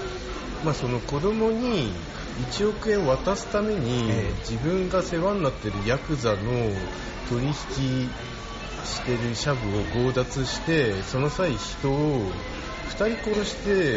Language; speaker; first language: Japanese; native; Japanese